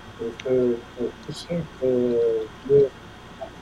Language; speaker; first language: French; non-native, fluent; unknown